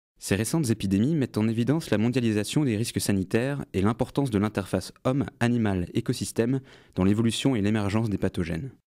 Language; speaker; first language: French; native; French